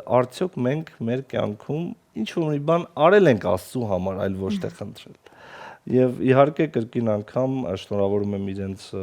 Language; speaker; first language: Armenian; non-native, local second language; Kurdish